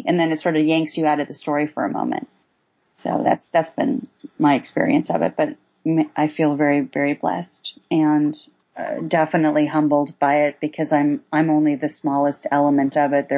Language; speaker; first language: English; native; English